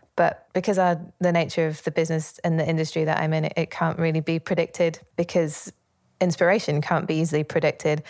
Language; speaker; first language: English; native; English